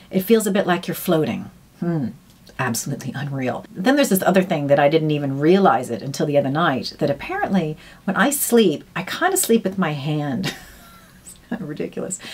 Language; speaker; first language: English; native; English